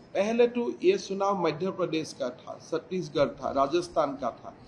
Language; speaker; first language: Hindi; non-native, local second language; Assamese